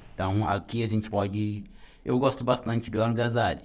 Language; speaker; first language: Portuguese; non-native, fluent; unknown